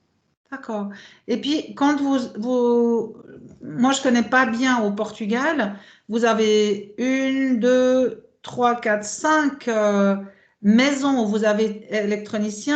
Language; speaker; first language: French; native; French